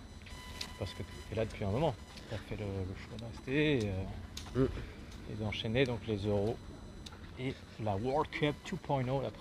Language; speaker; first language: French; native; French